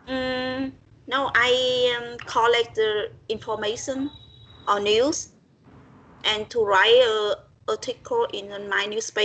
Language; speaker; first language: English; non-native, learner; Vietnamese